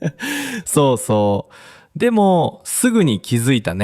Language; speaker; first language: Japanese; native; Japanese